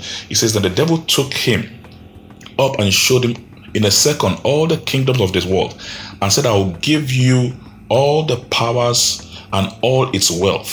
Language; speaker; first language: English; non-native, local second language; Yoruba